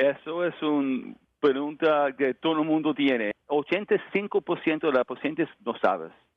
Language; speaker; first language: Spanish; non-native, learner; English